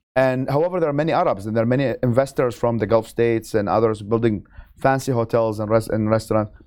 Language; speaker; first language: English; non-native, fluent; Arabic